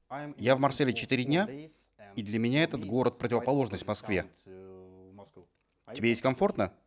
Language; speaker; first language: Russian; native; Russian